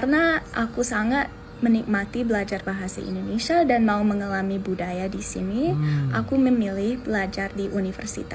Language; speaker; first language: Indonesian; non-native, fluent; English